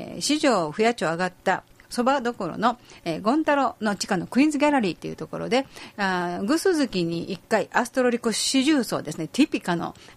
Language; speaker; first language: Japanese; native; Japanese